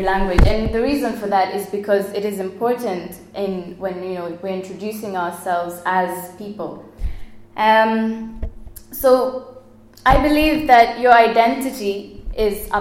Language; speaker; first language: English; non-native, local second language; Swahili